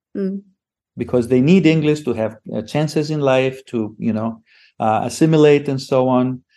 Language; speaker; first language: English; non-native, fluent; Greek